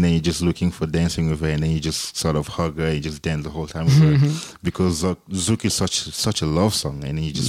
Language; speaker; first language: English; non-native, local second language; French